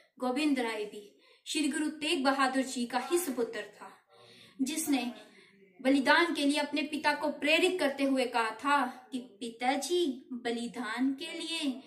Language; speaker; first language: Hindi; non-native, local second language; Punjabi